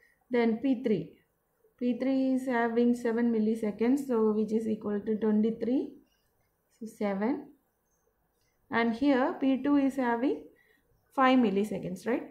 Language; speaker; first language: English; non-native, local second language; Malayalam